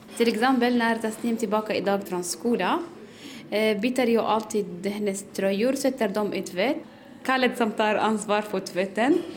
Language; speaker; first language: Swedish; non-native, learner; Arabic